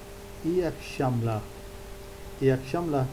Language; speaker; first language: Turkish; non-native, learner; English